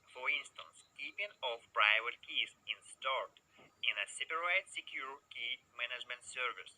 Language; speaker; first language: English; non-native, learner; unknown